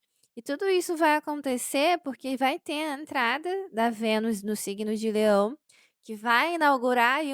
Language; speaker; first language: Portuguese; native; Portuguese